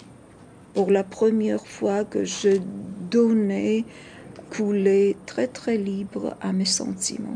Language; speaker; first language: French; non-native, fluent; Georgian